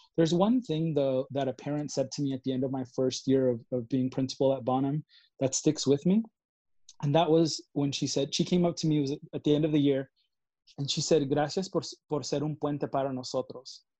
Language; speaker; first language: English; early bilingual, other home language; Spanish